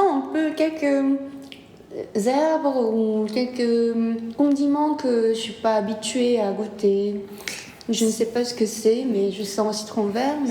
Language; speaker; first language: French; non-native, learner; Korean